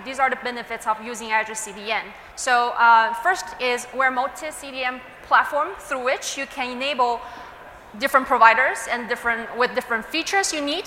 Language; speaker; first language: English; non-native, fluent; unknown